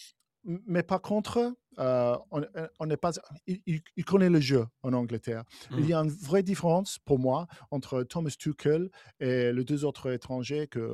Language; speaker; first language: French; non-native, fluent; English